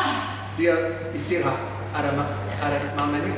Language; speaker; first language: Indonesian; non-native, fluent; English